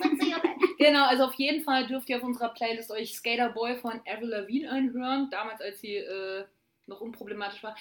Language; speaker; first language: German; native; German